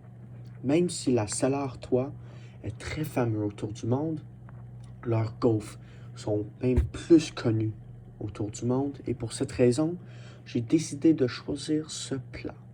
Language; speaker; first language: French; non-native, learner; English